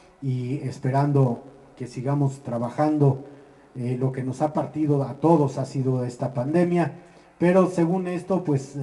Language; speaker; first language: Spanish; native; Spanish